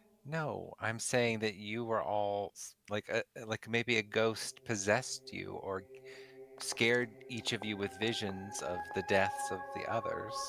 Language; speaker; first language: English; native; English